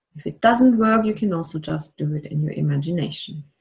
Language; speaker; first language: English; non-native, fluent; German